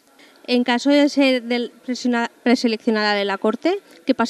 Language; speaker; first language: Spanish; native; Spanish